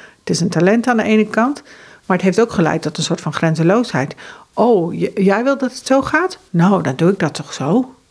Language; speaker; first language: Dutch; early bilingual, heritage; Dutch